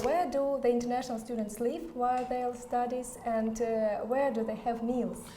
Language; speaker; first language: English; non-native, fluent; Ukrainian